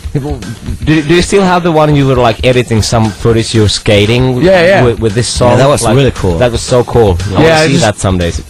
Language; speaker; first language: English; non-native, fluent; Finnish